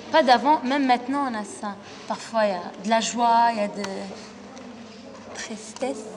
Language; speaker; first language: French; non-native, learner; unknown